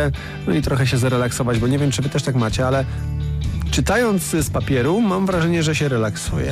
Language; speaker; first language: Polish; native; Polish